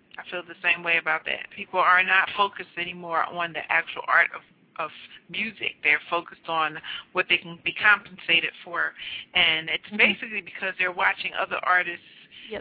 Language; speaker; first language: English; native; English